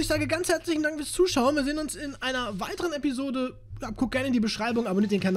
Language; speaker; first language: German; native; German